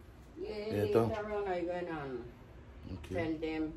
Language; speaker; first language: English; non-native, learner; Spanish